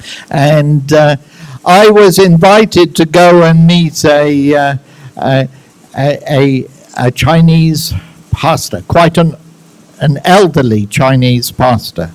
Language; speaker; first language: English; native; English